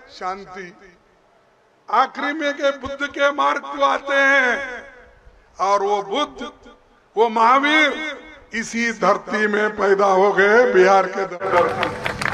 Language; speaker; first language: Hindi; non-native, local second language; Kannada